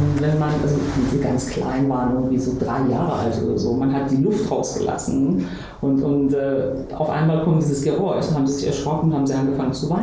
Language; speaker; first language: German; non-native, fluent; Persian